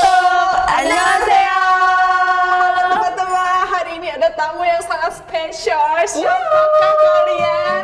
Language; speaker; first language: Indonesian; non-native, fluent; Korean